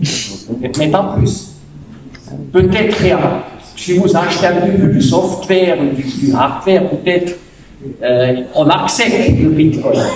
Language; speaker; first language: French; non-native, fluent; German